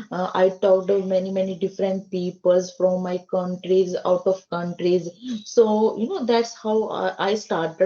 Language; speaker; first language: English; non-native, learner; Hindi